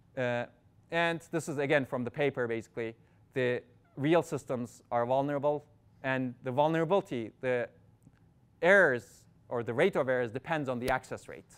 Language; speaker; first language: English; non-native, fluent; Turkish